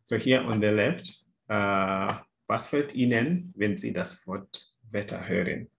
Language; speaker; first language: German; non-native, fluent; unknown